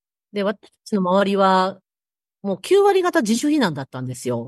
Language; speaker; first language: Japanese; native; Japanese